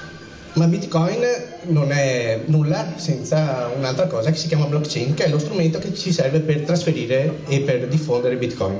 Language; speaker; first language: Italian; native; Italian